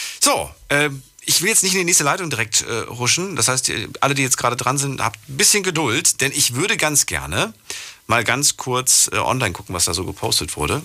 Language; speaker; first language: German; native; German